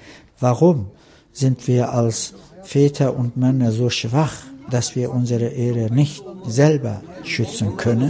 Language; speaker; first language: German; non-native, fluent; Turkish